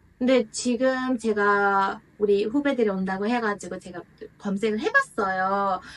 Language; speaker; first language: Korean; non-native, fluent; Mongolian